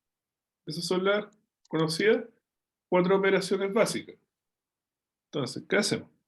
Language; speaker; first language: Spanish; native; Spanish